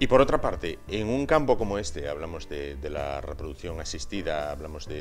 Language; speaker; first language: Spanish; native; Spanish